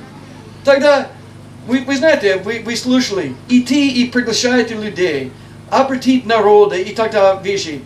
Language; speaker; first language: Russian; non-native, learner; English